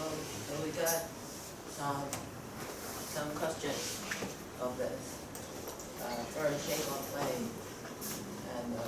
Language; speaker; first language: English; non-native, learner; Chinese